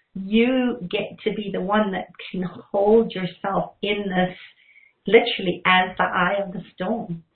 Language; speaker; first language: English; native; English